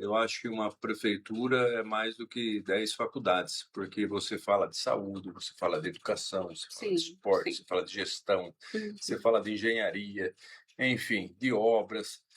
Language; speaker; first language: Portuguese; native; Portuguese